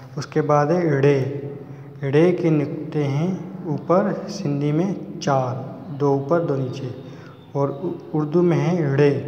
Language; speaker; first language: Urdu; non-native, local second language; Sindhi